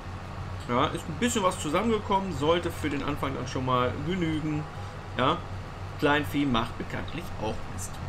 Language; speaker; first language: German; native; German